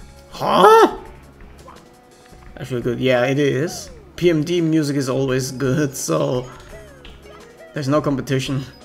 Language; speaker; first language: English; non-native, fluent; German